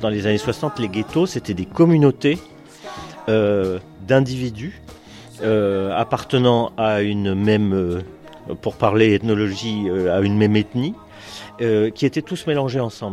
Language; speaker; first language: French; native; French